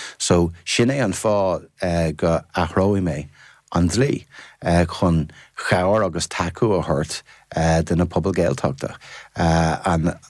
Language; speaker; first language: Irish; non-native, fluent; English